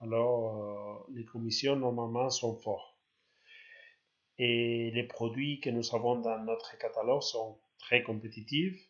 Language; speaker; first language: French; non-native, learner; Spanish